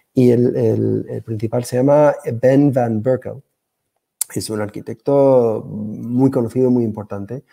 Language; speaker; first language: Spanish; non-native, fluent; English